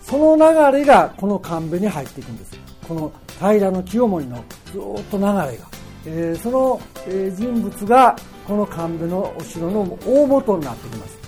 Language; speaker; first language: Japanese; native; Japanese